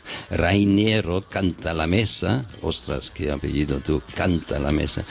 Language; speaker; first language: Spanish; non-native, fluent; German